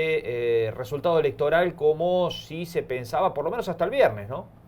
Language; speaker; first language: Spanish; native; Spanish